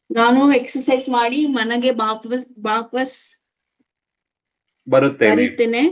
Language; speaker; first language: Kannada; non-native, learner; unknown